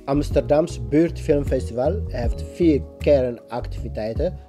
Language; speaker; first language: Dutch; non-native, fluent; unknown